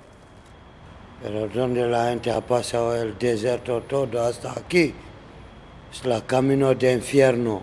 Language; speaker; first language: Spanish; non-native, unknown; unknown